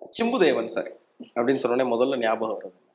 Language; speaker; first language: Tamil; native; Tamil